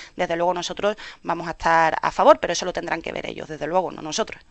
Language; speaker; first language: Spanish; native; Spanish